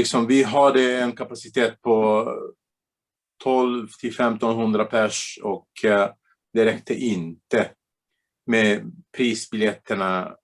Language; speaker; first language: Swedish; non-native, fluent; Bulgarian